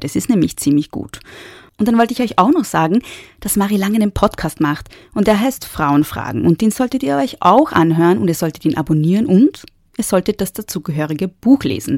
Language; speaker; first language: German; native; German